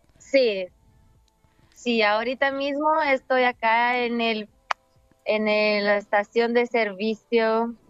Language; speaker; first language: Spanish; non-native, fluent; Portuguese